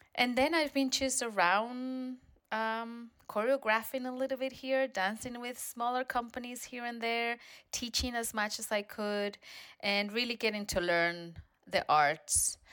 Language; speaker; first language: English; non-native, fluent; Spanish